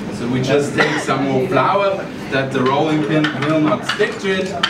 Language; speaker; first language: English; non-native, fluent; German